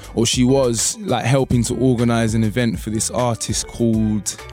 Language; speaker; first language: English; early bilingual, other home language; Akan